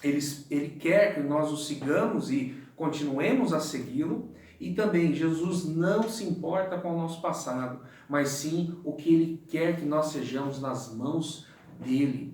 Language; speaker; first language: Portuguese; native; Portuguese